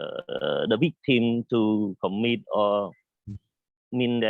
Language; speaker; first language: English; non-native, learner; Khmer